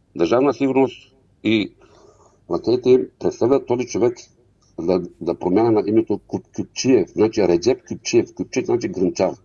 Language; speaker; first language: Bulgarian; non-native, local second language; Turkish